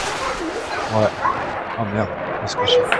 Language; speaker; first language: French; native; French